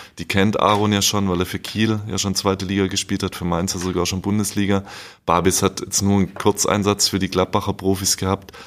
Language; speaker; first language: German; native; German